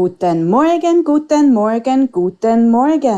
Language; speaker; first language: German; native; German